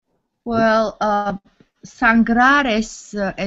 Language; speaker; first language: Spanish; non-native, learner; English